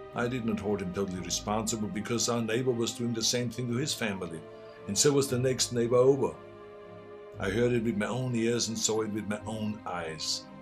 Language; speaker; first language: English; non-native, fluent; German